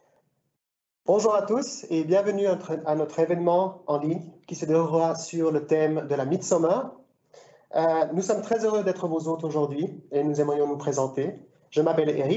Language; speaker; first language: French; native; French